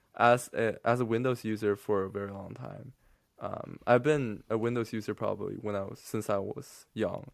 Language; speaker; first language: English; non-native, fluent; Chinese